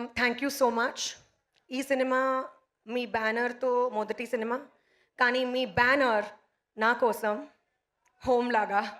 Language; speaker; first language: Telugu; non-native, local second language; Hindi